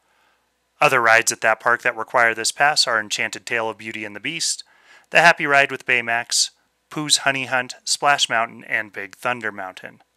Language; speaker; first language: English; native; English